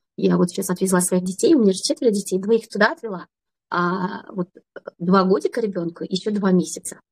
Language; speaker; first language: Russian; non-native, local second language; Kazakh